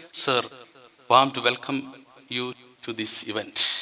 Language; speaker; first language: English; non-native, local second language; Malayalam